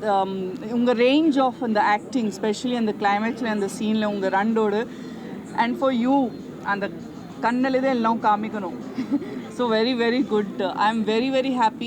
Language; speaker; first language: Tamil; non-native, fluent; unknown